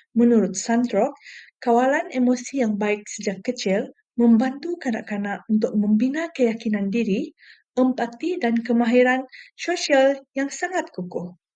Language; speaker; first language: Malay; non-native, local second language; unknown